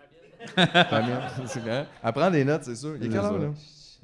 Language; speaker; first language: French; native; French